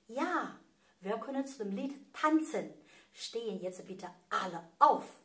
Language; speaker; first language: German; non-native, fluent; Chinese